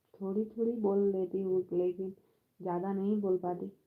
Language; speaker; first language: Hindi; non-native, local second language; Bangla